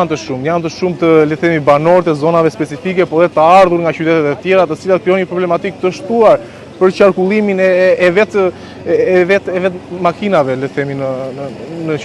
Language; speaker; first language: Albanian; native; Albanian